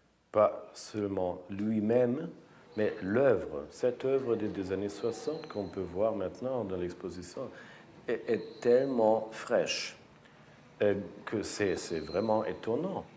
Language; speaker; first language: French; non-native, fluent; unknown